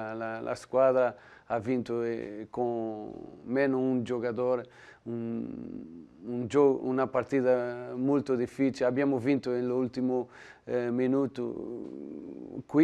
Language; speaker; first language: Italian; non-native, learner; Portuguese